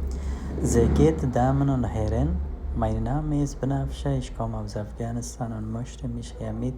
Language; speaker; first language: German; non-native, learner; Persian